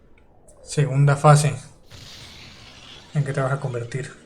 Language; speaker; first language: Spanish; native; Spanish